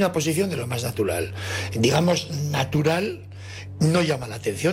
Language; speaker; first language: Spanish; native; Spanish